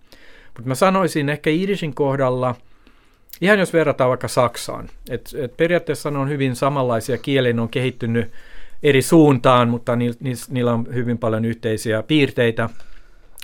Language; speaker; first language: Finnish; native; Finnish